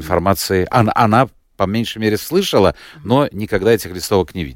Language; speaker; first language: Russian; native; Russian